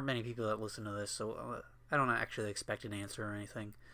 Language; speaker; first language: English; native; English